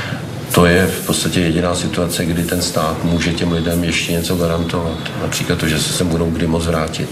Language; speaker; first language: Czech; native; Czech